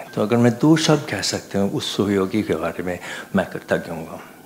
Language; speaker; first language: Hindi; non-native, fluent; English